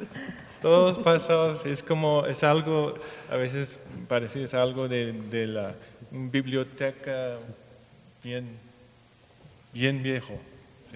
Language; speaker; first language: Spanish; non-native, fluent; English